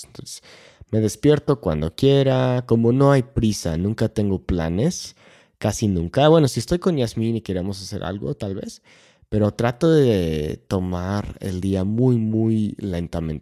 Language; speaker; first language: Spanish; non-native, fluent; English